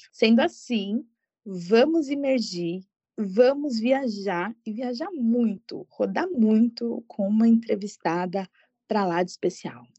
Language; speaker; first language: Portuguese; native; Portuguese